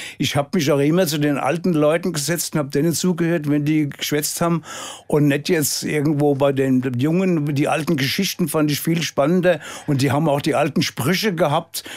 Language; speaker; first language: German; native; German